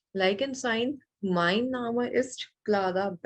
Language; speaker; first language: German; non-native, learner; Malayalam